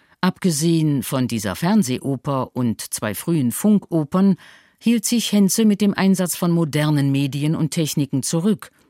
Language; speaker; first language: German; native; German